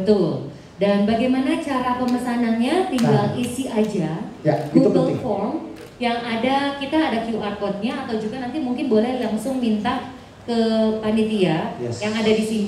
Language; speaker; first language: Indonesian; native; Indonesian